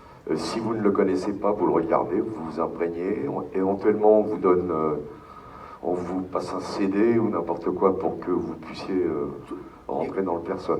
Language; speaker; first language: French; native; French